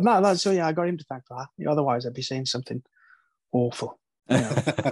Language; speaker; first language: English; native; English